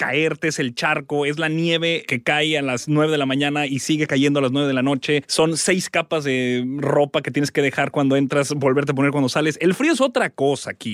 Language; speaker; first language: Spanish; native; Spanish